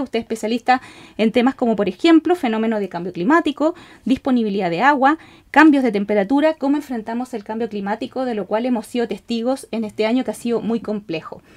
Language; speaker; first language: Spanish; native; Spanish